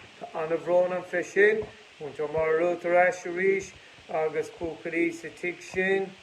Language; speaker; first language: Irish; native; Irish